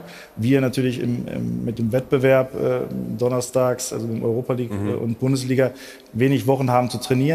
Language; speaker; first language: German; native; German